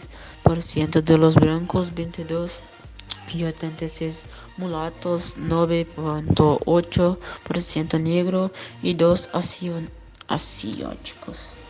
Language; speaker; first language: Spanish; non-native, learner; Portuguese